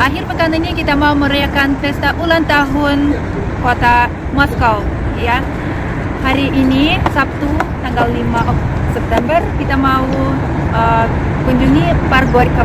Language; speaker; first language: Indonesian; non-native, learner; Russian